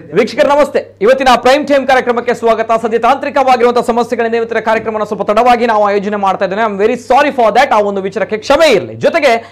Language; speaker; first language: Kannada; non-native, local second language; Tulu